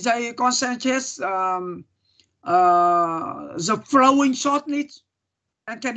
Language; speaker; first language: English; non-native, learner; Vietnamese